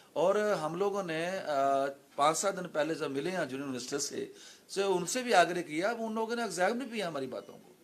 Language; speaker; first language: Hindi; non-native, local second language; Punjabi